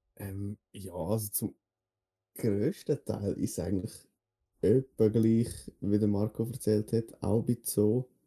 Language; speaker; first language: German; early bilingual, other home language; Dutch